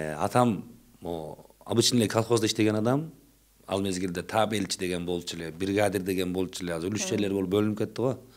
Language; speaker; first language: Kyrgyz; non-native, local second language; Uzbek